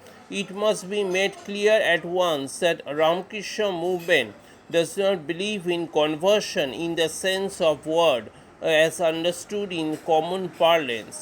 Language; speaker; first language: English; non-native, local second language; Bangla